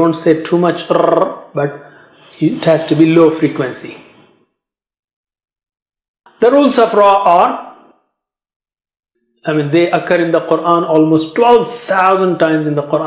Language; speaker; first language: English; non-native, fluent; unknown